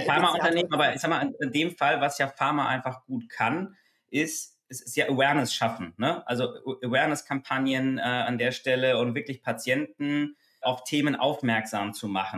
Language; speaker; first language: German; native; German